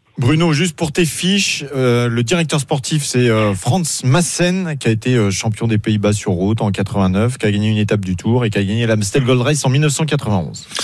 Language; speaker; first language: French; native; French